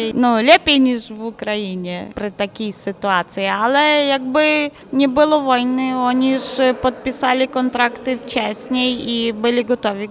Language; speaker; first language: Polish; non-native, learner; Ukrainian